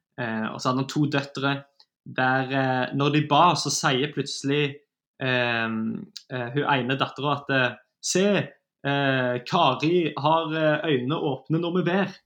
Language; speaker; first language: Norwegian; native; Norwegian